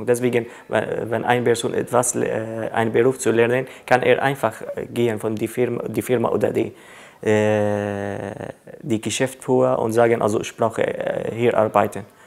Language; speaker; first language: German; non-native, learner; Arabic